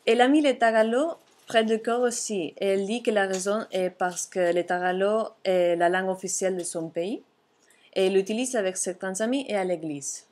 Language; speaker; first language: French; non-native, fluent; Catalan